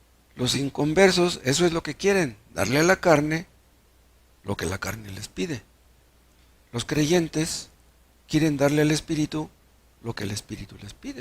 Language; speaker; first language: Spanish; native; Spanish